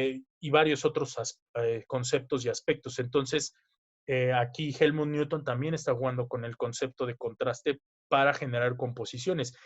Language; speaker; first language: Spanish; native; Spanish